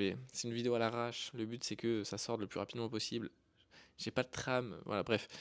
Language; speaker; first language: French; native; French